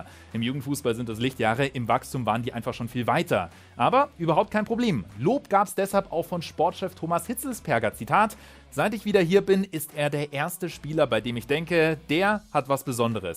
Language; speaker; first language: German; native; German